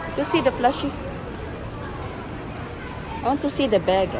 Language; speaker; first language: English; non-native, learner; Filipino